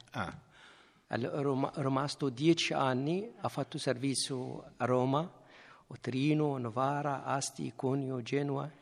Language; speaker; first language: Italian; non-native, learner; Arabic